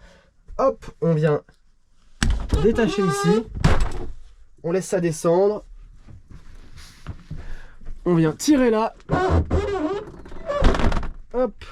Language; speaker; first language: French; native; French